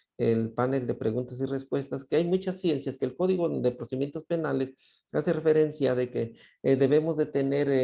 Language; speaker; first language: Spanish; native; Spanish